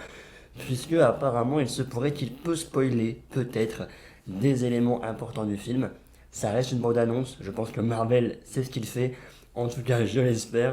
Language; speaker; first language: French; native; French